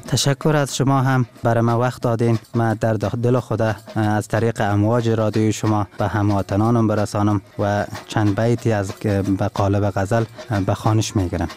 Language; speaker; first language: Persian; non-native, local second language; Turkmen